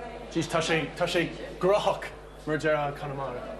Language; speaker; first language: Irish; non-native, learner; English